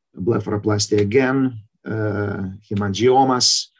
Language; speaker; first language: English; non-native, fluent; Ukrainian